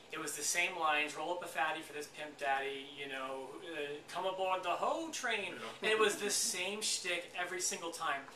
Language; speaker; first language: English; native; English